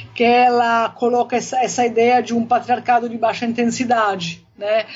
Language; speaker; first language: Portuguese; non-native, fluent; Italian